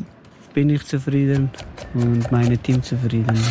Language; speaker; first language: German; non-native, learner; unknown